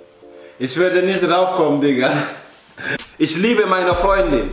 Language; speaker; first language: German; non-native, learner; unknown